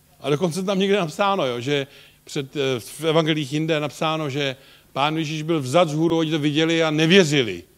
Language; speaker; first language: Czech; native; Czech